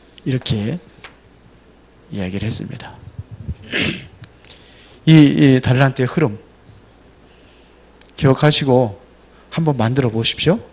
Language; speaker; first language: Korean; native; Korean